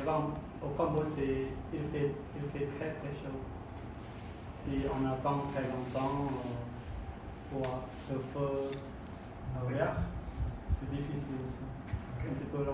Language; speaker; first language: French; non-native, learner; Khmer